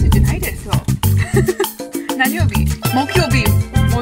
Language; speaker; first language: Japanese; non-native, fluent; English